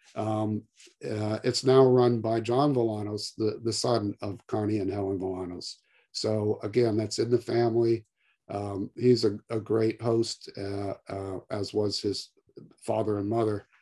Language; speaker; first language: English; native; English